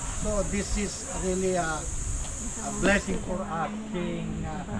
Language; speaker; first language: English; non-native, local second language; Filipino